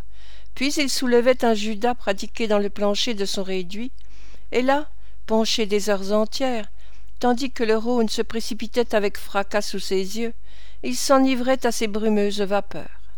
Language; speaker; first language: French; native; French